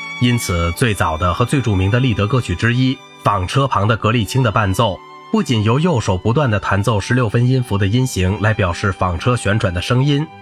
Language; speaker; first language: Chinese; native; Chinese